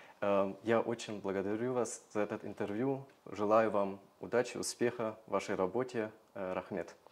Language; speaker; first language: Russian; non-native, fluent; German